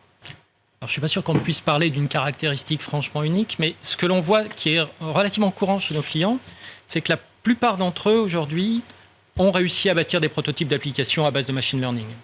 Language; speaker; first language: French; native; French